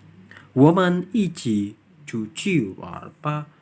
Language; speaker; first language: Chinese; non-native, learner; Indonesian